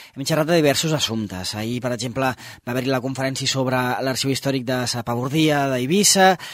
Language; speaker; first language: Catalan; native; Catalan